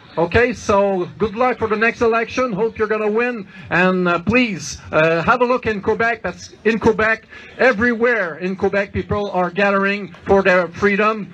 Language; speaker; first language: English; non-native, fluent; French